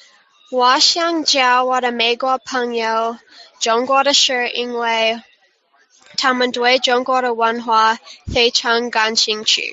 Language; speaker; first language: Chinese; non-native, learner; English